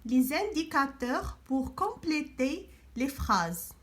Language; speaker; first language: French; non-native, local second language; Arabic